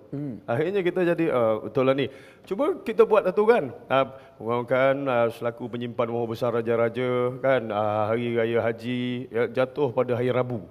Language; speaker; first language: Malay; native; Malay